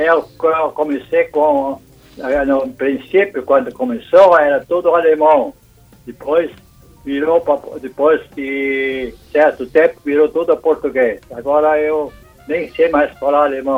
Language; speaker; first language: Portuguese; non-native, local second language; German